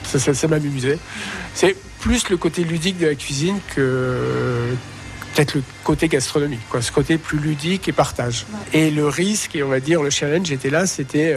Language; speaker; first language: French; native; French